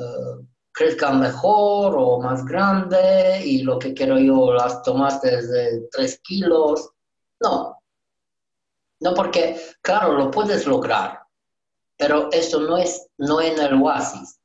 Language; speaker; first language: Spanish; non-native, learner; Romanian